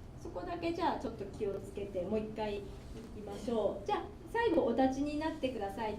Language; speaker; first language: Japanese; native; Japanese